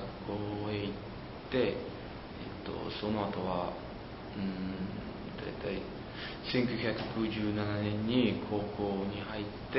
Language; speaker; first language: Japanese; non-native, fluent; Uzbek